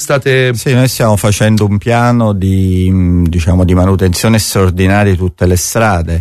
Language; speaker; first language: Italian; native; Italian